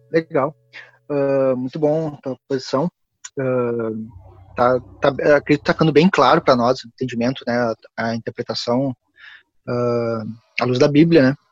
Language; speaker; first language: Portuguese; native; Portuguese